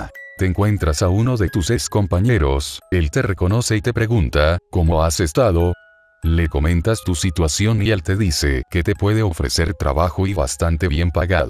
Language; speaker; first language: Spanish; native; Spanish